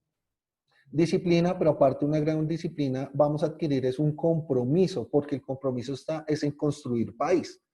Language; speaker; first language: Spanish; native; Spanish